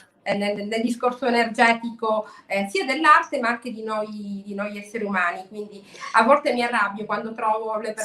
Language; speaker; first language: Italian; native; Italian